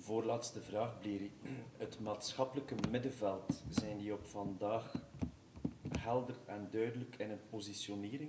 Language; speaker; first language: Dutch; native; Dutch